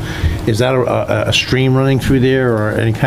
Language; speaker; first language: English; native; English